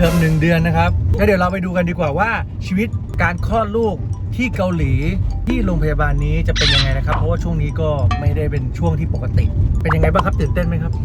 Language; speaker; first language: Thai; native; Thai